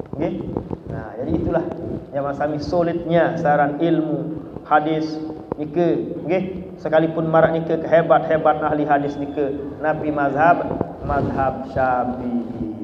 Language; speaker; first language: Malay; non-native, local second language; Sasak